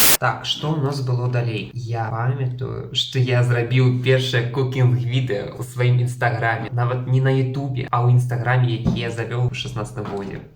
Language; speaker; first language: Belarusian; non-native, local second language; Russian